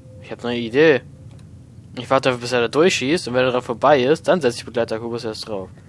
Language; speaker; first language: German; native; German